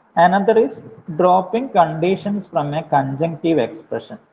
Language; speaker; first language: English; non-native, local second language; Malayalam